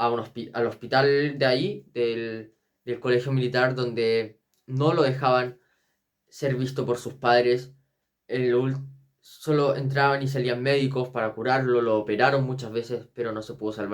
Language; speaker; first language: Spanish; native; Spanish